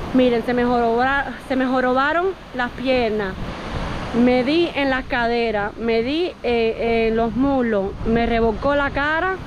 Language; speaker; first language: Spanish; native; Spanish